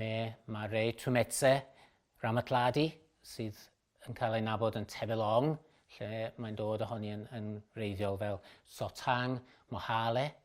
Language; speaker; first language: Welsh; native; Welsh